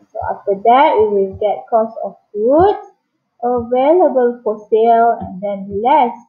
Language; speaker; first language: English; non-native, local second language; Malay